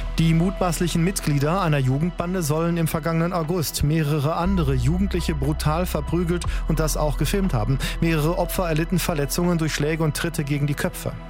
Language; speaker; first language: German; native; German